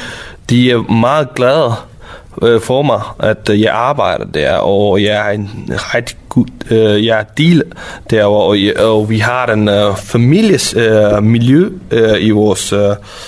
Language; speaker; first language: Danish; non-native, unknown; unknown